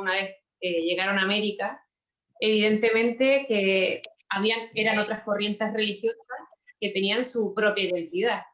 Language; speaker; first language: Spanish; native; Spanish